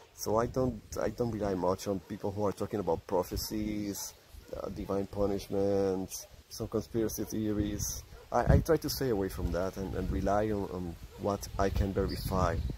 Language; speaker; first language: English; non-native, fluent; Spanish